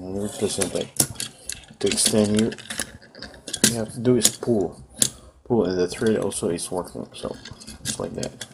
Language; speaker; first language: English; non-native, local second language; Cebuano